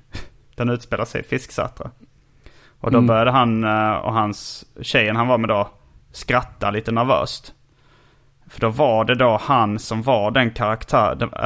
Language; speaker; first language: Swedish; native; Swedish